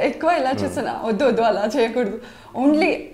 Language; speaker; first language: Telugu; non-native, learner; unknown